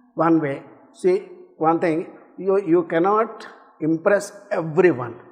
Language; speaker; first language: English; non-native, local second language; Telugu